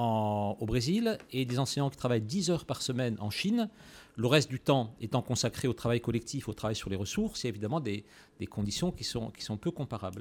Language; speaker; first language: French; native; French